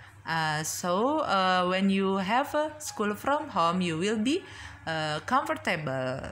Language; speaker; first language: English; non-native, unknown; Indonesian